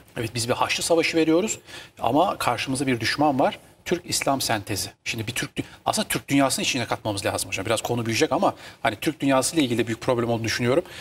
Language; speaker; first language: Turkish; native; Turkish